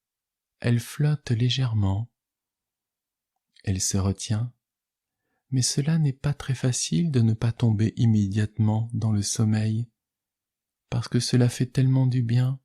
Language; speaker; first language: French; native; French